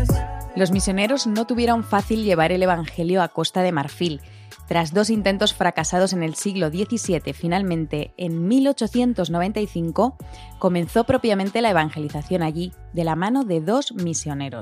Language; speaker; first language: Spanish; native; Spanish